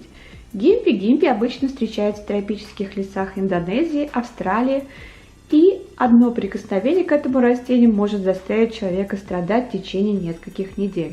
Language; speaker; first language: Russian; native; Russian